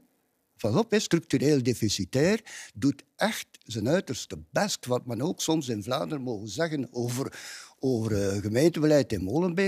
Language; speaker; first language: Dutch; native; Dutch